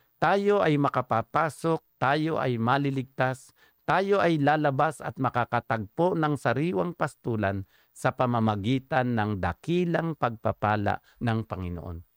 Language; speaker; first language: Filipino; native; Filipino